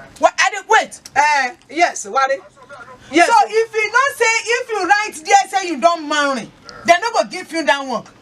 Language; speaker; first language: Nigerian Pidgin; non-native, local second language; Yoruba